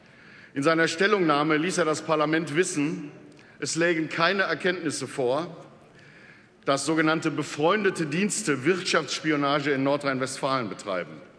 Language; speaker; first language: German; native; German